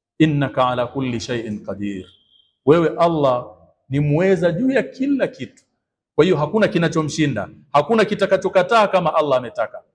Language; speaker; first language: Swahili; native; Swahili